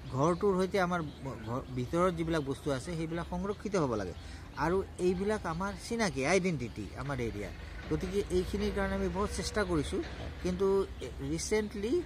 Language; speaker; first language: Assamese; native; Assamese